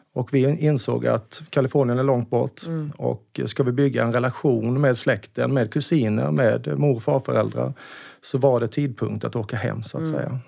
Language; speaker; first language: Swedish; native; Swedish